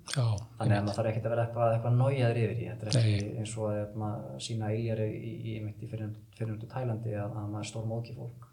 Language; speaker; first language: Icelandic; early bilingual, heritage; Icelandic